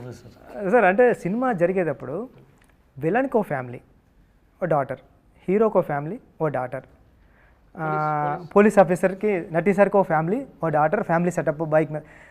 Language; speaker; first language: Telugu; native; Telugu